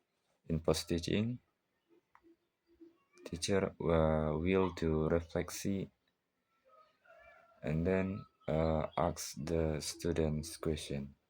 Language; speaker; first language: English; non-native, learner; Indonesian